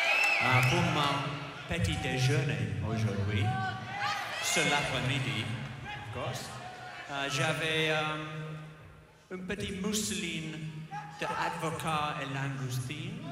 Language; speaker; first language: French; non-native, learner; English